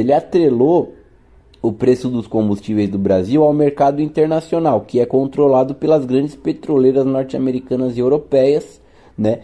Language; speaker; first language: Portuguese; native; Portuguese